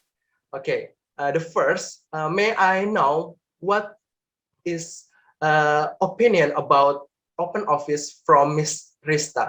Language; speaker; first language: English; non-native, learner; Indonesian